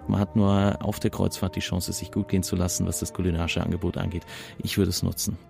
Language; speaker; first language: German; native; German